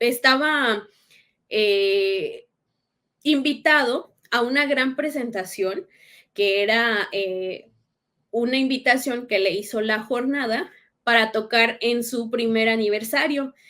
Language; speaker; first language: Spanish; native; Spanish